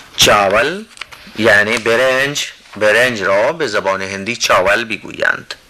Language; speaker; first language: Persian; non-native, fluent; Hindi